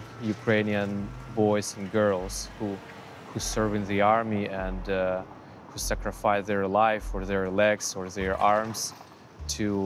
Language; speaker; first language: English; non-native, fluent; Ukrainian